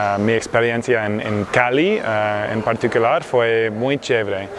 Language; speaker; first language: Spanish; non-native, learner; English